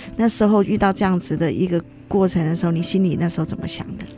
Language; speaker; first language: Chinese; native; Chinese